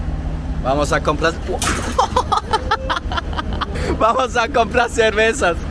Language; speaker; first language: Spanish; non-native, learner; German